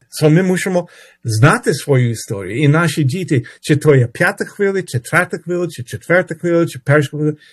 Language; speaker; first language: Ukrainian; early bilingual, heritage; Ukrainian